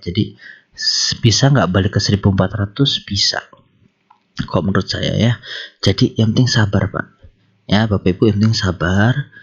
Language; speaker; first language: Indonesian; native; Indonesian